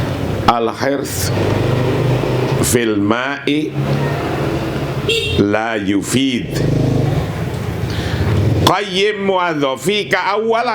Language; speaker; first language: Arabic; non-native, fluent; Indonesian